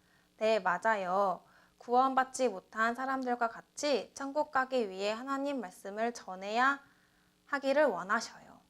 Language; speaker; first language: Korean; native; Korean